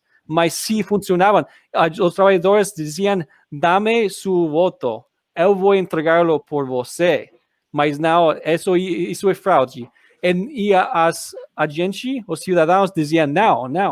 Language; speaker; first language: Portuguese; non-native, learner; English